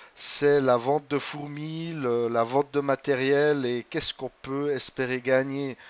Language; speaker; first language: French; native; French